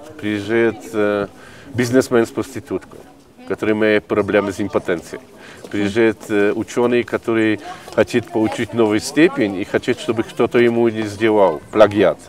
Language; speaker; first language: Russian; non-native, fluent; Polish